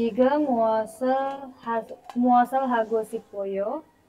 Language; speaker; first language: Korean; non-native, learner; Indonesian